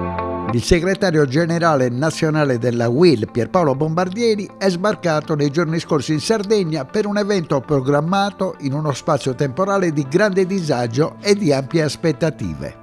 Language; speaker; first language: Italian; native; Italian